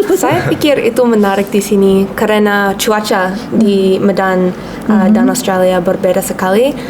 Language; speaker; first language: Indonesian; non-native, learner; English